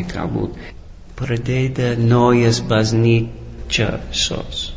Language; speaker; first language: Lithuanian; non-native, learner; English